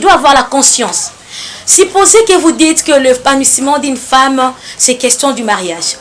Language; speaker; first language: French; non-native, local second language; Lingala